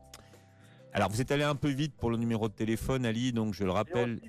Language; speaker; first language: French; native; French